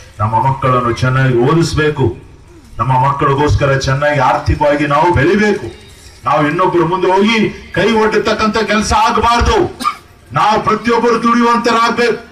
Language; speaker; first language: Kannada; non-native, local second language; Urdu